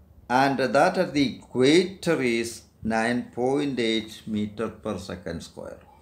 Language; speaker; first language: English; non-native, local second language; Malayalam